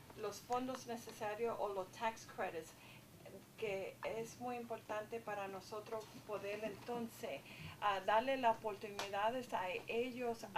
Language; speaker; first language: Spanish; early bilingual, heritage; Spanish